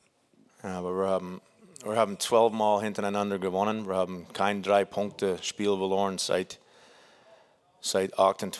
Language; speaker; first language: German; non-native, fluent; English